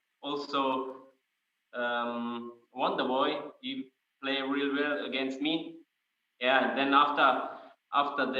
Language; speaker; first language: English; non-native, fluent; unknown